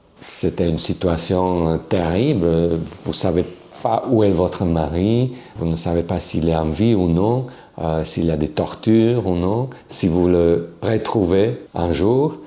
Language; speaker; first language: French; non-native, fluent; Slovak